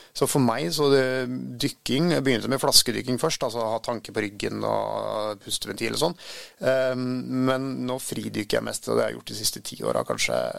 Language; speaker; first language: Norwegian; early bilingual, other home language; Swedish